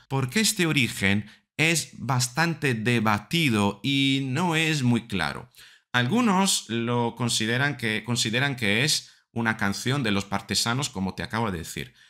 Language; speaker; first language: Spanish; non-native, fluent; Italian